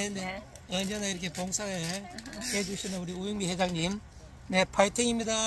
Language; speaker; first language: Korean; native; Korean